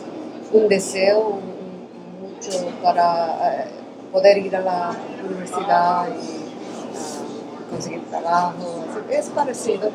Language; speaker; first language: Spanish; early bilingual, other home language; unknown